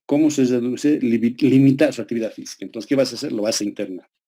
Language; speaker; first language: Spanish; native; Spanish